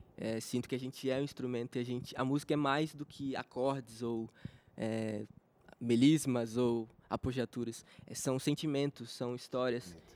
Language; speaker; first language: Portuguese; native; Portuguese